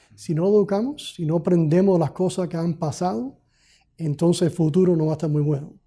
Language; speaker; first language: Spanish; early bilingual, heritage; Spanish